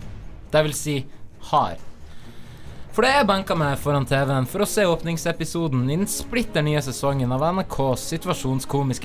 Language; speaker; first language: Norwegian; native; Norwegian